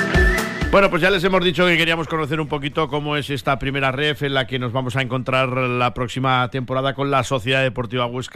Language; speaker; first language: Spanish; native; Spanish